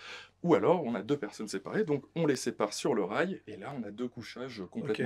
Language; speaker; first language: French; native; French